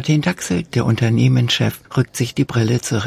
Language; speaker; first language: German; native; German